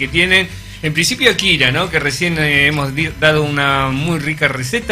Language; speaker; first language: Spanish; native; Spanish